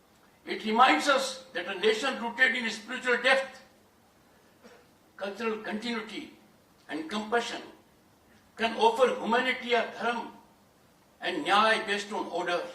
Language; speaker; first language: English; non-native, local second language; Hindi